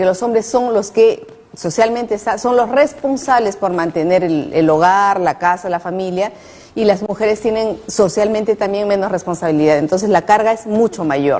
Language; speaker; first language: Spanish; native; Spanish